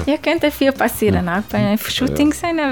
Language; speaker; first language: German; non-native, learner; Hungarian